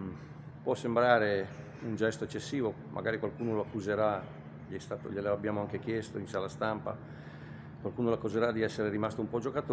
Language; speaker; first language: Italian; native; Italian